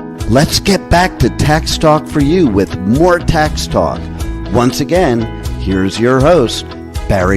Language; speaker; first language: English; native; English